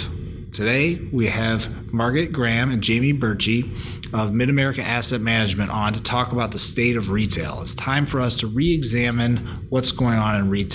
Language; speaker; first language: English; native; English